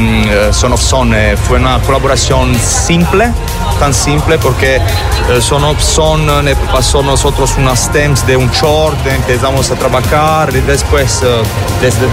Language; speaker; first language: Spanish; non-native, learner; Italian